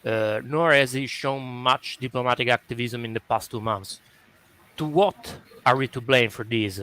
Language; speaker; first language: English; non-native, fluent; Italian